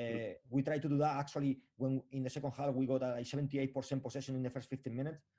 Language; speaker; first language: English; non-native, fluent; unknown